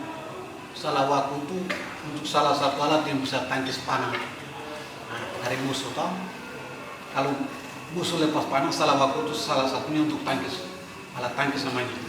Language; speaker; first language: Indonesian; native; Indonesian